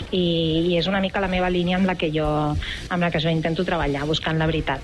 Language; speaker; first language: Catalan; native; Catalan